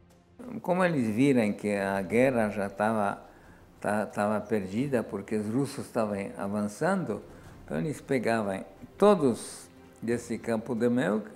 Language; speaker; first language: Portuguese; non-native, fluent; Polish